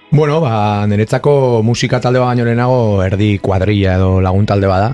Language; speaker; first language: Basque; native; Basque